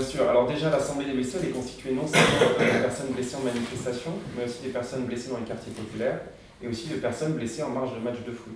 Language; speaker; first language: French; native; French